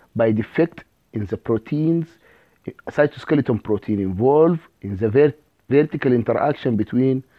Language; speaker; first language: English; non-native, fluent; Arabic